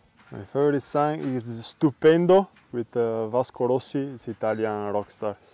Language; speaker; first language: English; non-native, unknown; Italian